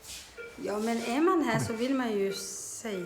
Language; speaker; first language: Swedish; early bilingual, other home language; Amharic